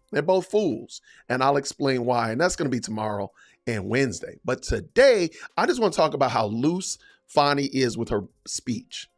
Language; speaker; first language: English; native; English